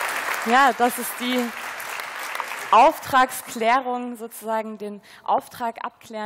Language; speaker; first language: German; native; German